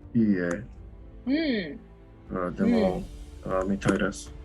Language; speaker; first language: Japanese; non-native, learner; English